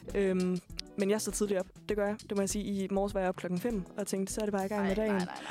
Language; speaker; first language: Danish; native; Danish